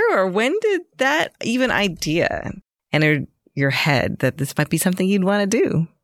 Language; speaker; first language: English; native; English